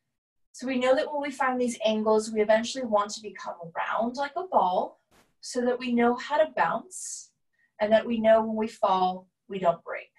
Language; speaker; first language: English; native; English